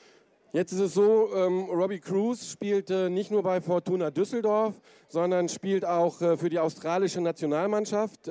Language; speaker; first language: German; native; German